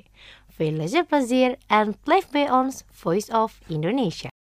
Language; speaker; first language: Dutch; non-native, fluent; Indonesian